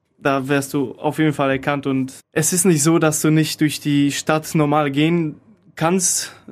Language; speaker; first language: German; early bilingual, other home language; Polish